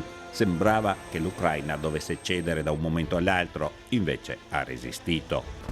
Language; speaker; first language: Italian; native; Italian